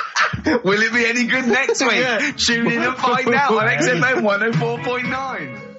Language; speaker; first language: English; native; English